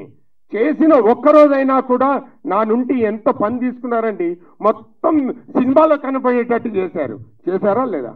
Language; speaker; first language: Telugu; native; Telugu